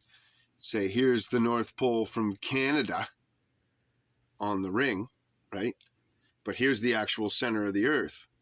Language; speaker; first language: English; native; English